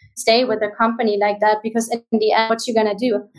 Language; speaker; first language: English; non-native, fluent; German